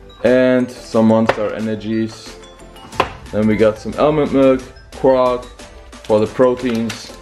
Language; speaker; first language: English; non-native, fluent; German